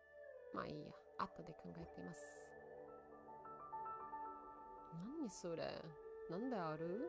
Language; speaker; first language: Japanese; non-native, learner; Russian